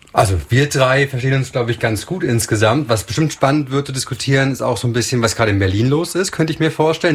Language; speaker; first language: German; native; German